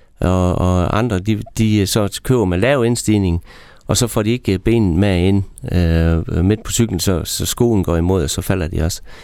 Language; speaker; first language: Danish; native; Danish